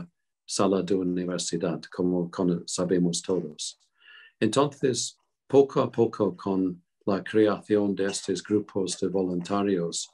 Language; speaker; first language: Spanish; non-native, fluent; English